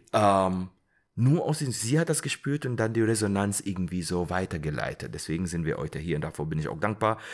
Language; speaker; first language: German; non-native, fluent; English